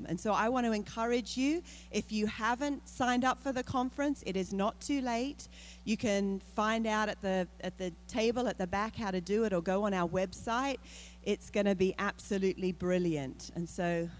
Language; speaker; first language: English; native; English